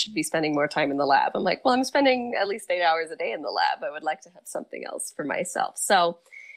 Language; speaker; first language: English; native; English